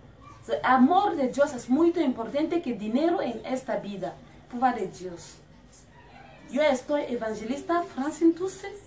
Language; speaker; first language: Spanish; non-native, learner; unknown